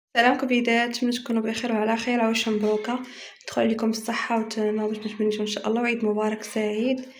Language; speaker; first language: Arabic; native; Arabic